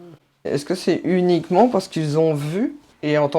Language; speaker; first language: French; native; French